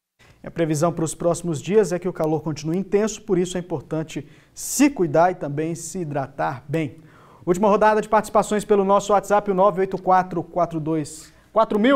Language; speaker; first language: Portuguese; native; Portuguese